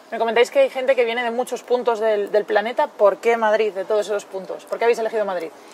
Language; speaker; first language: Spanish; native; Spanish